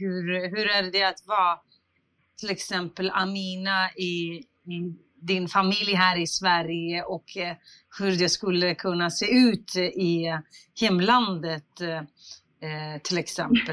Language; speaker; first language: Swedish; non-native, fluent; Central Kurdish